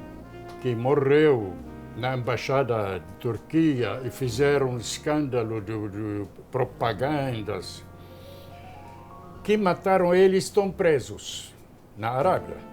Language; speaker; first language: Portuguese; non-native, fluent; Arabic